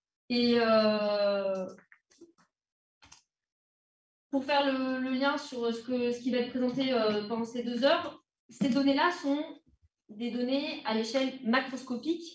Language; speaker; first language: French; native; French